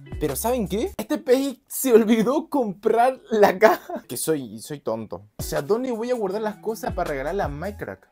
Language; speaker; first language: Spanish; native; Spanish